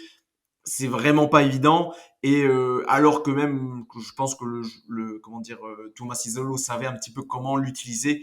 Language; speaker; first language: French; native; French